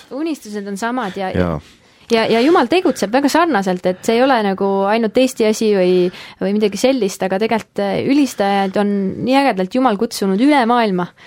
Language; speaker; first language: Estonian; early bilingual, heritage; Estonian